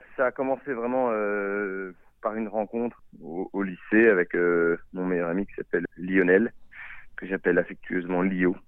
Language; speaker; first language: French; native; French